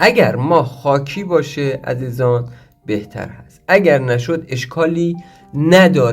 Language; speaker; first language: Persian; native; Persian